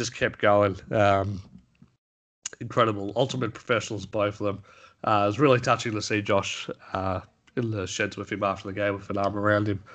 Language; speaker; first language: English; native; English